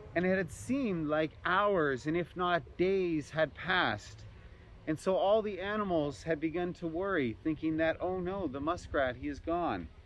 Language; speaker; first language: English; native; English